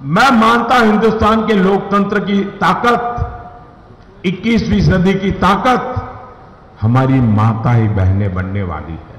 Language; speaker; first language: Hindi; non-native, local second language; Gujarati